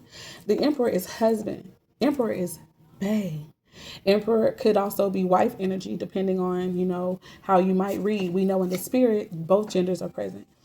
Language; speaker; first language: English; native; English